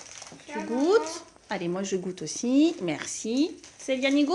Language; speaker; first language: French; native; French